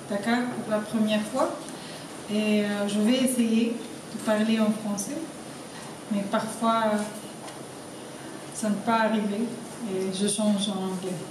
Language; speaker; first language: French; non-native, learner; Arabic